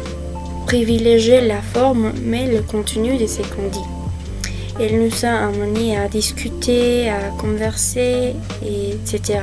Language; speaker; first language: French; non-native, fluent; Spanish